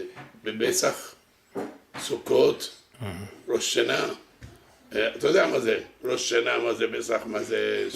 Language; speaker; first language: Hebrew; non-native, local second language; Arabic